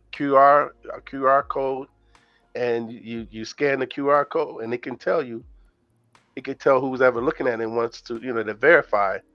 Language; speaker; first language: English; native; English